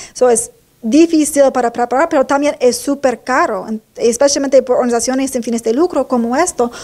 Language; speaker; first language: Spanish; non-native, learner; English